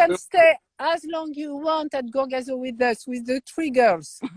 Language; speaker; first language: English; non-native, learner; French